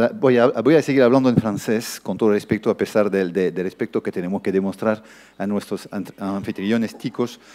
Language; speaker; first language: Spanish; non-native, fluent; French